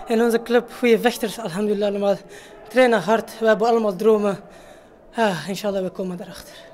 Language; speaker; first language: Dutch; non-native, learner; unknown